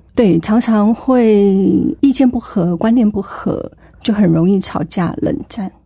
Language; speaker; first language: Chinese; native; Chinese